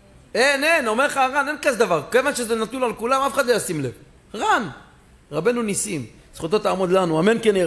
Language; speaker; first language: Hebrew; native; Hebrew